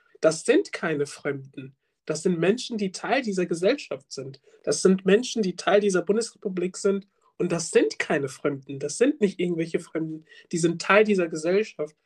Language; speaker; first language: German; early bilingual, other home language; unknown